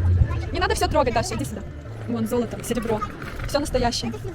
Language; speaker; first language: Russian; native; Russian